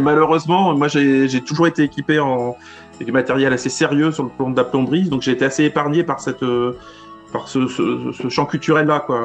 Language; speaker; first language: French; native; French